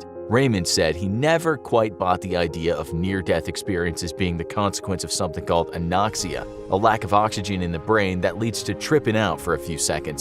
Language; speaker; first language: English; native; English